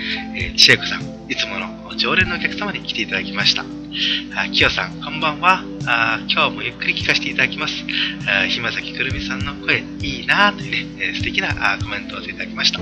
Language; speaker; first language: Japanese; native; Japanese